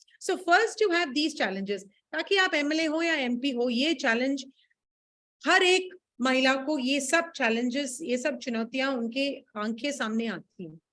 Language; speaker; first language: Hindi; non-native, local second language; Tamil